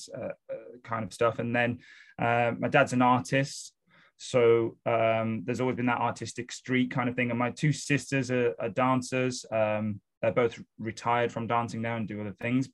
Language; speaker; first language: English; native; English